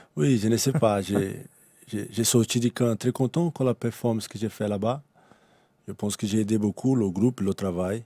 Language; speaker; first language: French; non-native, learner; Portuguese